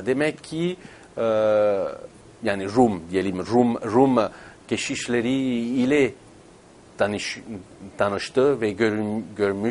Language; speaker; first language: Turkish; non-native, fluent; Italian